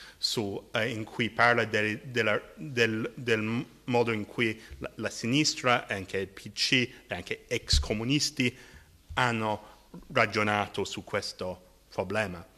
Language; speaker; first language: Italian; non-native, fluent; English